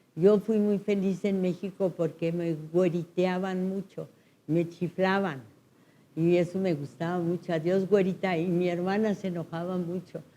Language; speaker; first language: Spanish; early bilingual, other home language; French